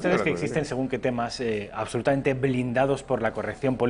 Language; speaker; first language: Spanish; native; Spanish